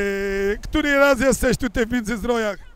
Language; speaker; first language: Polish; native; Polish